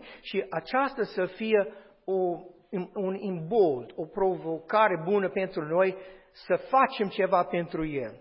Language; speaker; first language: Romanian; non-native, fluent; English